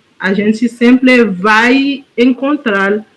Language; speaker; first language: Portuguese; non-native, fluent; Haitian Creole